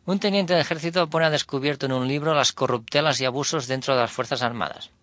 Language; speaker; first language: Spanish; non-native, local second language; Catalan